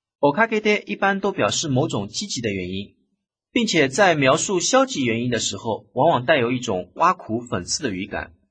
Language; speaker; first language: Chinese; native; Chinese